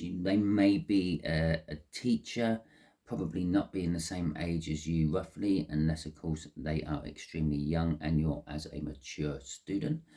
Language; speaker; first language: English; native; English